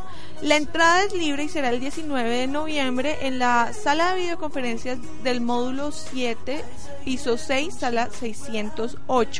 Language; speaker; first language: Spanish; native; Spanish